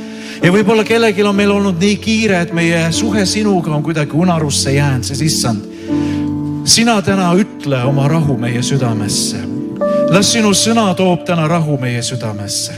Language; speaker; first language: Estonian; native; Estonian